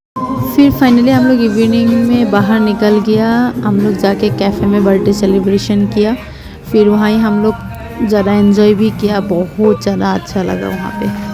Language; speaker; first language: Hindi; non-native, local second language; Assamese